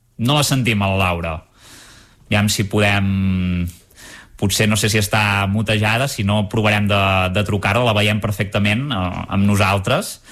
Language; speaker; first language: Catalan; native; Catalan